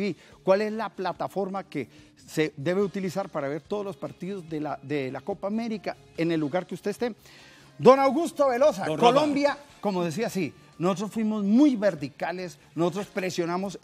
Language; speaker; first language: Spanish; native; Spanish